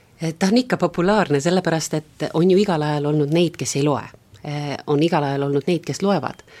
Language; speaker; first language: Estonian; native; Estonian